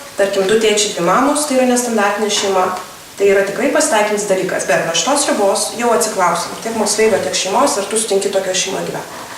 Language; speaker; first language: Lithuanian; native; Lithuanian